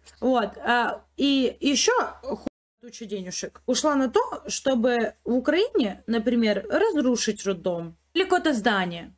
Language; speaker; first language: Russian; native; Russian